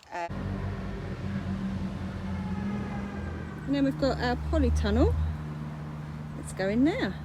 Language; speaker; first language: English; native; English